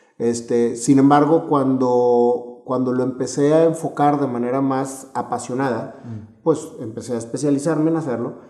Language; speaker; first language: Spanish; native; Spanish